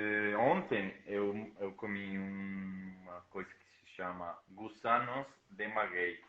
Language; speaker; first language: Portuguese; non-native, fluent; Spanish